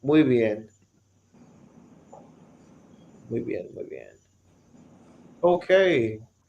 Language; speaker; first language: Spanish; non-native, fluent; English